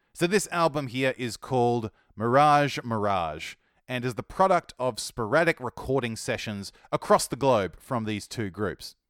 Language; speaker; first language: English; native; English